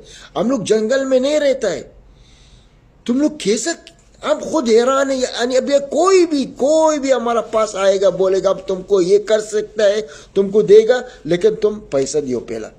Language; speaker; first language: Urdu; non-native, local second language; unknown